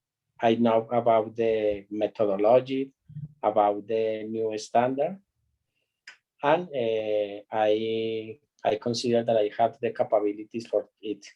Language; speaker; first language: English; non-native, learner; Spanish